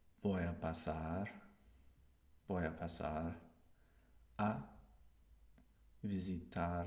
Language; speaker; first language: Spanish; non-native, learner; English